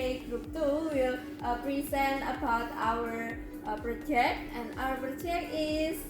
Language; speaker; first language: English; non-native, learner; Indonesian